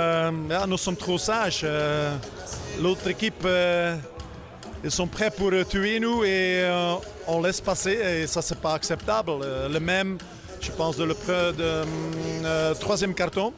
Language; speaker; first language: French; non-native, fluent; Dutch